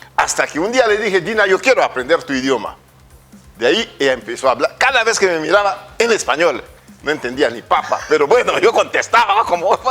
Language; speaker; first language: Spanish; non-native, fluent; French